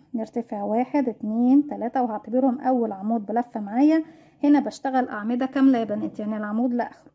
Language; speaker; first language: Arabic; native; Arabic